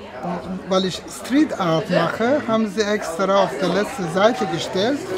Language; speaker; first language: German; non-native, fluent; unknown